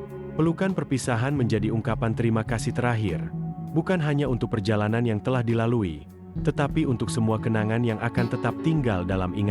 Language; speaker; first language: Indonesian; native; Indonesian